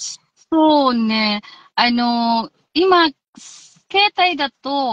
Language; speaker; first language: Japanese; non-native, local second language; Filipino